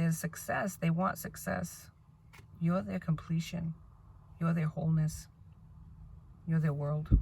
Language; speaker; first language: English; native; English